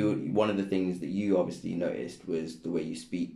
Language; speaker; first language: English; non-native, local second language; Krio